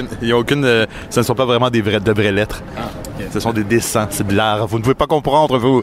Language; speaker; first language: French; native; French